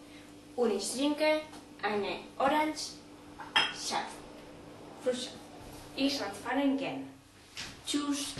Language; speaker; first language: German; non-native, learner; Catalan